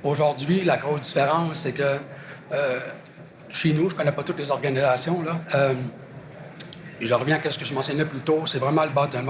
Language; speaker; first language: French; native; French